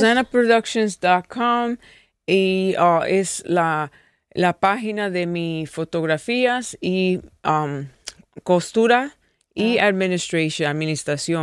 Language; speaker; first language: Spanish; early bilingual, heritage; English